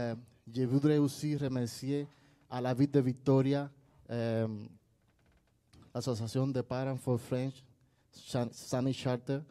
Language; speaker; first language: French; non-native, learner; Spanish